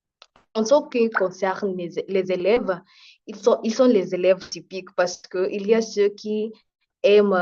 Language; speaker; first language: French; non-native, fluent; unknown